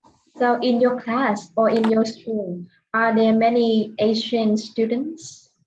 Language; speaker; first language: English; non-native, fluent; Vietnamese